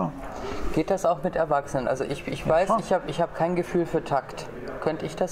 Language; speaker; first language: German; native; German